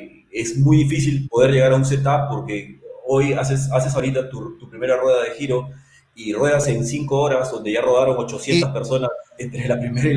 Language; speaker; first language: Spanish; native; Spanish